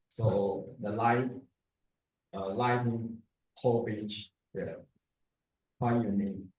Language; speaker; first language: English; non-native, learner; Chinese